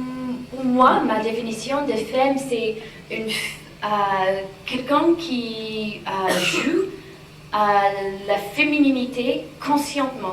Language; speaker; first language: French; non-native, fluent; English